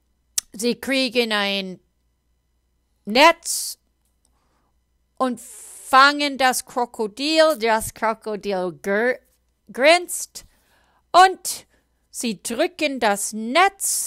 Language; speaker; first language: German; non-native, fluent; English